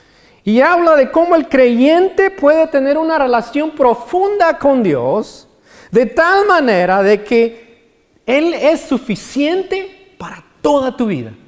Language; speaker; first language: Spanish; native; Spanish